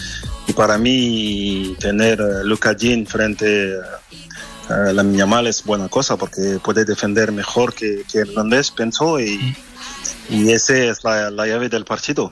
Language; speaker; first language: Spanish; non-native, fluent; French